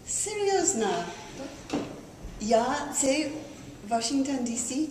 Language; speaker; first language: Russian; non-native, learner; English